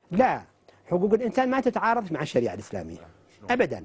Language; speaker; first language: Arabic; native; Arabic